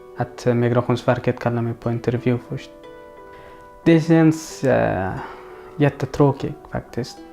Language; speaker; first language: Swedish; non-native, learner; Persian